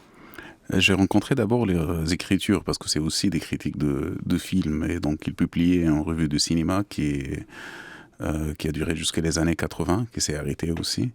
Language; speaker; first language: French; non-native, fluent; Arabic